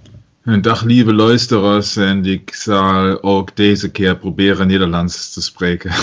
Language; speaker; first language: Dutch; non-native, learner; German